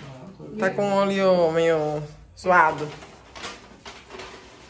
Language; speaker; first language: Portuguese; non-native, fluent; Spanish